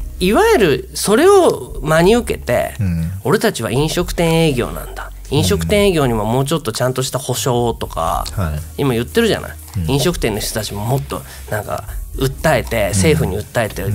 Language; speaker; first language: Japanese; native; Japanese